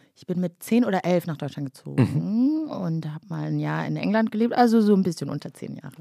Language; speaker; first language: German; early bilingual, other home language; Kinyarwanda